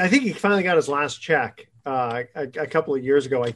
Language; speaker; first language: English; native; English